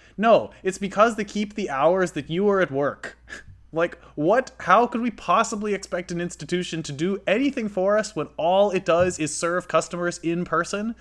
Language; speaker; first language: English; native; English